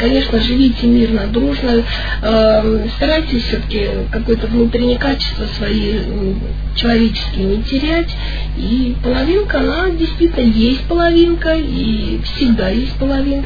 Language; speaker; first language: Russian; native; Russian